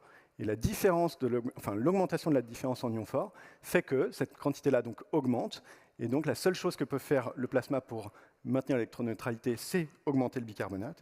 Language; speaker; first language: French; native; French